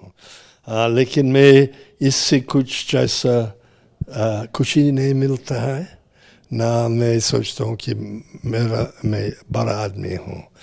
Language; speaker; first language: Hindi; non-native, fluent; English